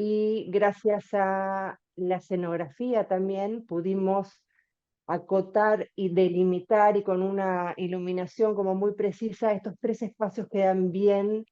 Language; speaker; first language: Spanish; native; Spanish